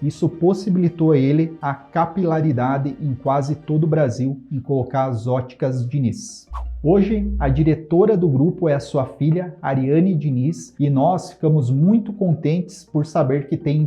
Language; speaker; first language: Portuguese; native; Portuguese